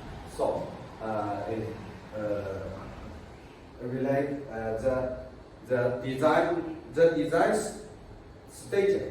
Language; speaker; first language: English; non-native, fluent; Chinese